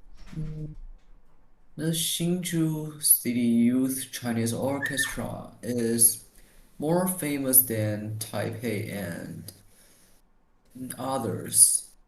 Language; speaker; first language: English; non-native, learner; Chinese